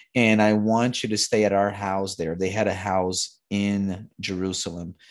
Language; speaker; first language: English; non-native, fluent; Portuguese